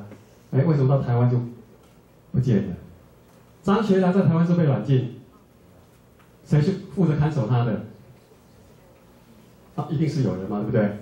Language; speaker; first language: Chinese; native; Chinese